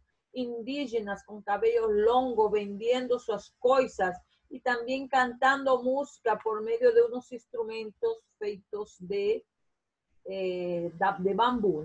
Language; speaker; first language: Spanish; non-native, fluent; Portuguese